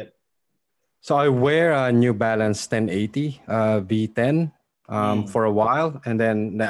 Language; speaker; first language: English; non-native, local second language; Filipino